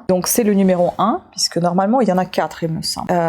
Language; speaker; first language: French; non-native, fluent; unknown